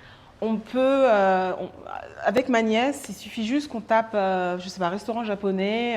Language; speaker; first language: French; early bilingual, other home language; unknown